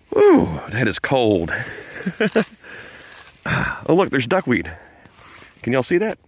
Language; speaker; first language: English; native; English